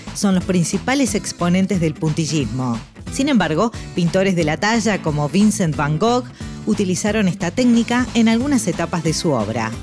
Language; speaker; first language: Spanish; native; Spanish